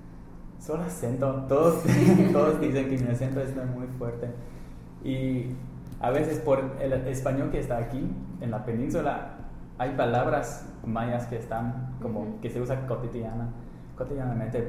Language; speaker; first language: Spanish; non-native, fluent; English